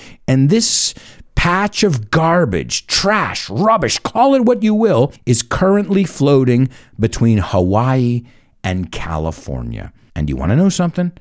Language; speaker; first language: English; native; English